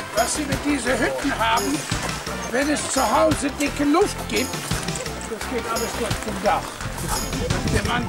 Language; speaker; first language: German; non-native, fluent; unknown